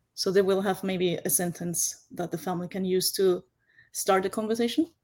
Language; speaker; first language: English; non-native, fluent; German